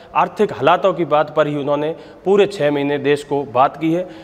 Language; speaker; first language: Hindi; native; Hindi